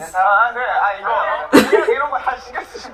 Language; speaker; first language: Korean; native; Korean